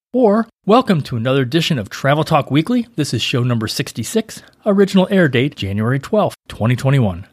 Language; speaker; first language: English; native; English